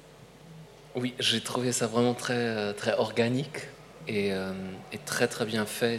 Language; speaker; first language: French; non-native, fluent; Polish